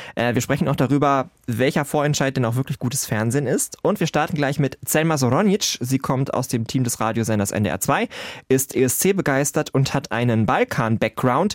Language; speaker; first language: German; native; German